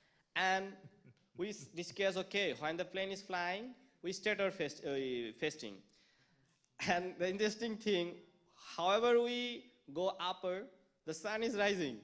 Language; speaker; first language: English; non-native, local second language; Bangla